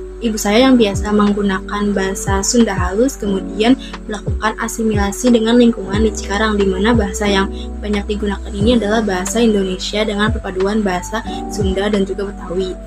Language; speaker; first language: Indonesian; native; Indonesian